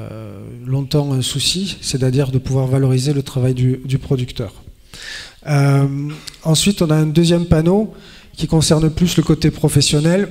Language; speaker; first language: French; native; French